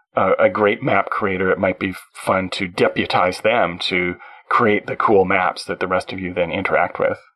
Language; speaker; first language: English; native; English